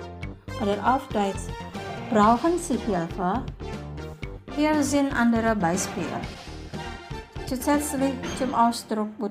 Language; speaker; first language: German; non-native, fluent; Indonesian